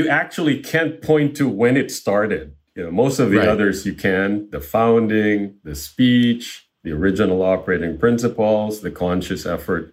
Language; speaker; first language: English; non-native, local second language; Filipino